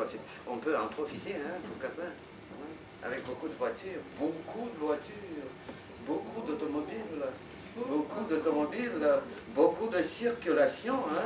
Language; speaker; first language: French; non-native, learner; Russian